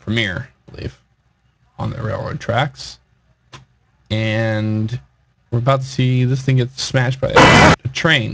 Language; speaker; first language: English; native; English